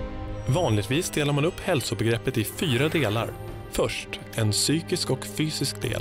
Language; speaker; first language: Swedish; native; Swedish